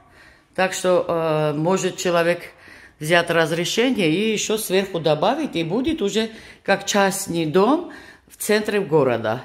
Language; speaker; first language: Russian; non-native, fluent; Georgian